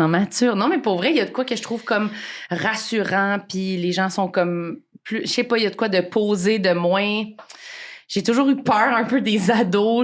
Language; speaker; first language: French; native; French